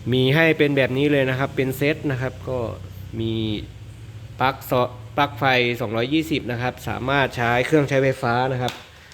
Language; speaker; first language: Thai; native; Thai